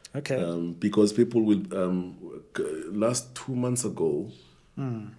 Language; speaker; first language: English; non-native, local second language; Xhosa